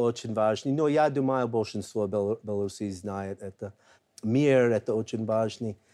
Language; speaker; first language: Russian; non-native, learner; English